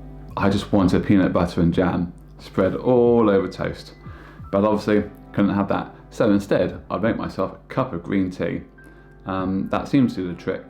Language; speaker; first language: English; native; English